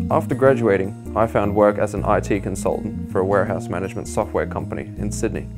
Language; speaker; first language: English; native; English